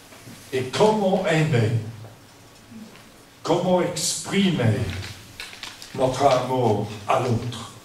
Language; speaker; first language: French; non-native, fluent; English